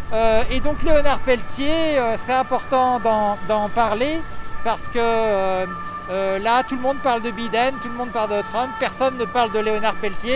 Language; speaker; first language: French; native; French